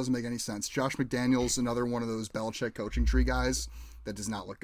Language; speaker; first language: English; native; English